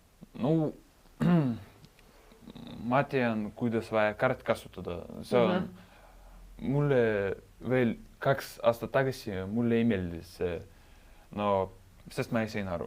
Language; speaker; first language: Estonian; non-native, local second language; Russian